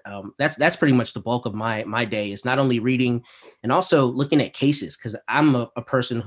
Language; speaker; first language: English; native; English